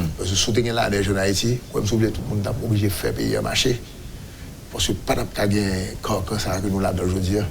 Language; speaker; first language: French; non-native, local second language; Haitian Creole